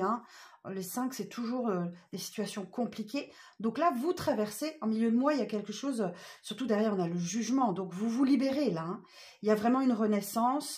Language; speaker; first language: French; native; French